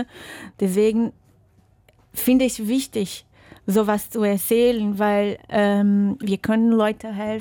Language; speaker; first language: German; non-native, fluent; Portuguese